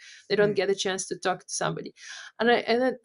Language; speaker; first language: English; non-native, fluent; Polish